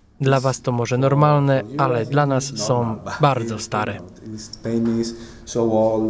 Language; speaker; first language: Polish; non-native, fluent; Spanish